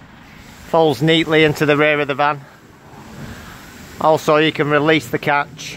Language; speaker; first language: English; native; English